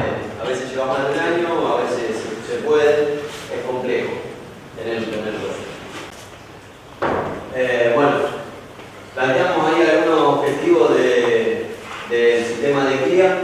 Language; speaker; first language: Spanish; native; Spanish